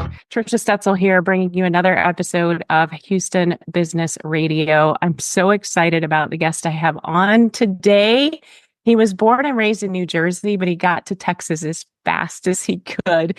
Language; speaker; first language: English; native; English